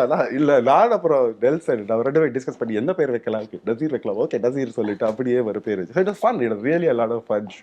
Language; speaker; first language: Tamil; non-native, local second language; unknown